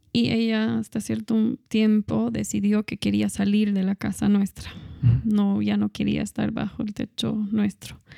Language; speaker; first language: Spanish; non-native, fluent; English